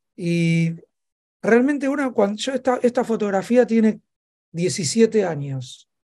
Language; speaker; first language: Spanish; native; Spanish